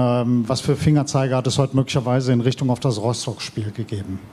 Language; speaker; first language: German; native; German